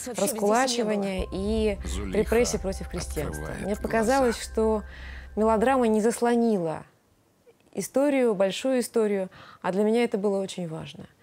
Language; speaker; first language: Russian; non-native, local second language; Tatar